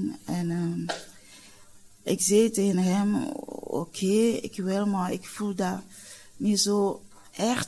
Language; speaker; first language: Dutch; non-native, learner; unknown